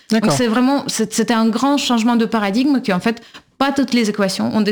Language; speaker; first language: French; non-native, fluent; Russian